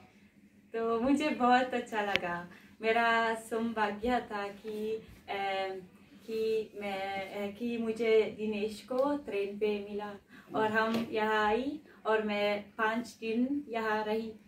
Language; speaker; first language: Hindi; non-native, learner; Italian